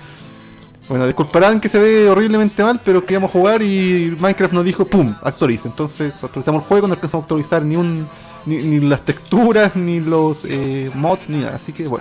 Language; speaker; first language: Spanish; native; Spanish